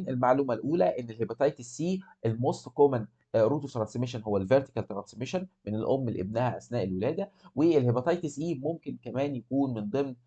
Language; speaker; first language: Arabic; native; Arabic